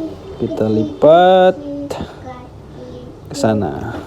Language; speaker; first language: Indonesian; native; Indonesian